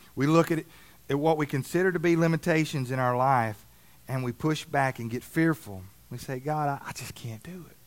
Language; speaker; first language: English; native; English